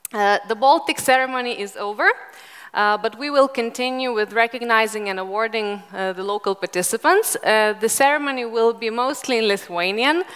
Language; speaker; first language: English; non-native, fluent; Lithuanian